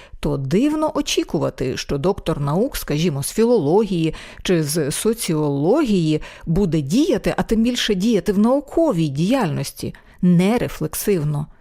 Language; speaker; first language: Ukrainian; native; Ukrainian